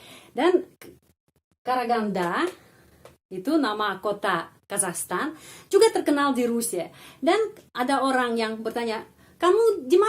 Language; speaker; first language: Indonesian; non-native, fluent; Russian